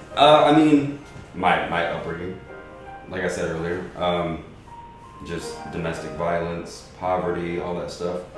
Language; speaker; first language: English; native; English